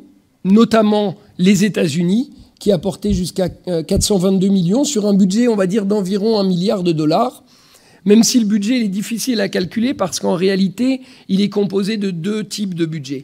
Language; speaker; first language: French; native; French